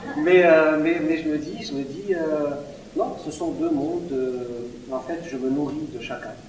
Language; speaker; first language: French; non-native, local second language; Arabic